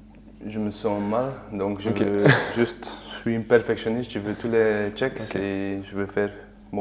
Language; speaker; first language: French; non-native, learner; Dutch